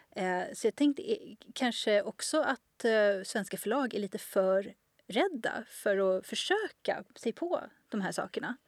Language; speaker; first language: Swedish; native; Swedish